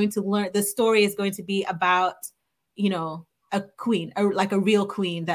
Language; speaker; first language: English; non-native, local second language; Yoruba